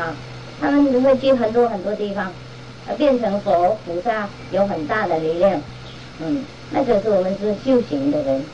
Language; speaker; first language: Chinese; non-native, fluent; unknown